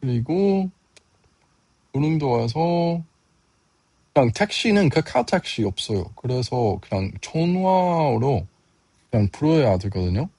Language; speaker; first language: Korean; non-native, learner; English